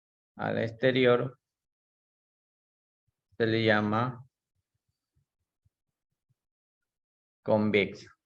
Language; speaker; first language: Spanish; native; Spanish